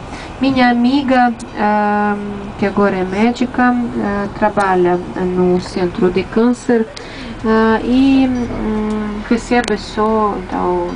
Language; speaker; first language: Portuguese; non-native, fluent; Russian